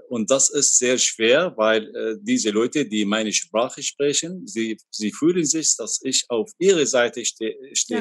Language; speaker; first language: German; non-native, learner; Arabic